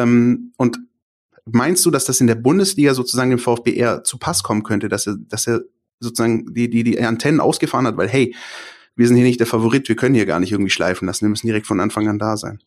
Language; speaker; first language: German; native; German